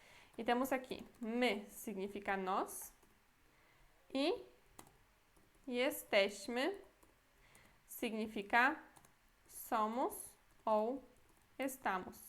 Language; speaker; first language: Portuguese; non-native, fluent; Polish